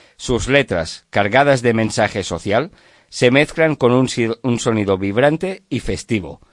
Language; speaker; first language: Spanish; non-native, local second language; Catalan